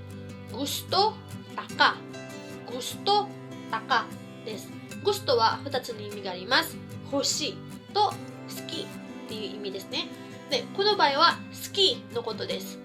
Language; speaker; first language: Japanese; non-native, fluent; Cebuano